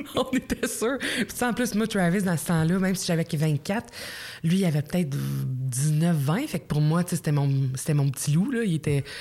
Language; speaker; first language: French; native; French